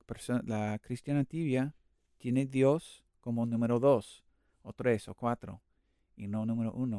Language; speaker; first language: Spanish; non-native, learner; English